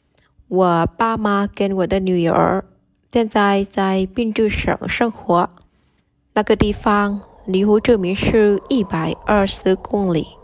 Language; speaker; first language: Chinese; non-native, learner; Vietnamese